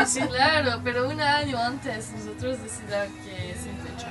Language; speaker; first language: Spanish; non-native, learner; French